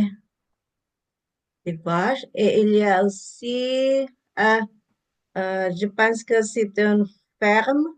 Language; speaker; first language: French; non-native, learner; English